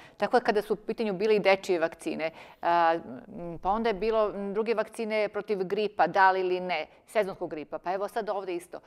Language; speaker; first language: Serbian; native; Serbian